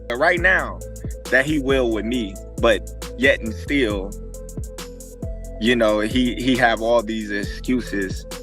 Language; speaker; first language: English; native; English